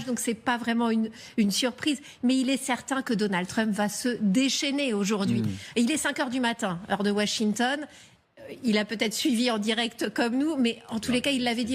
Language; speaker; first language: French; native; French